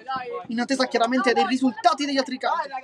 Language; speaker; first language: Italian; native; Italian